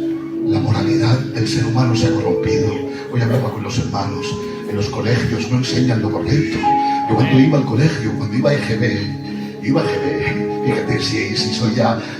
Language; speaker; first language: Spanish; native; Spanish